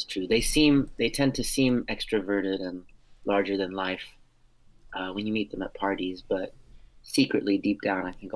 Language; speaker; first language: English; early bilingual, other home language; Armenian